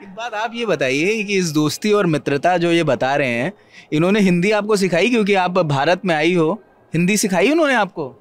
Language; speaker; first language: Hindi; native; Hindi